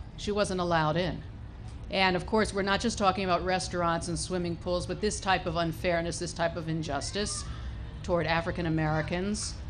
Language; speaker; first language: English; native; English